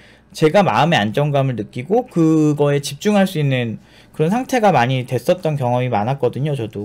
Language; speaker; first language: Korean; native; Korean